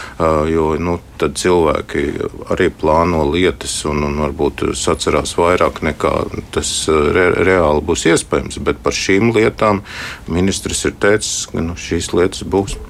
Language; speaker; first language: Latvian; native; Latvian